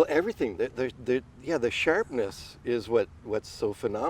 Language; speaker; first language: English; native; English